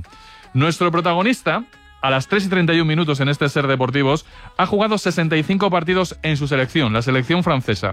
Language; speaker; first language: Spanish; native; Spanish